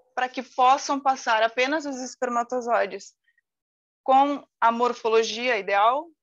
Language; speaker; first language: Portuguese; native; Portuguese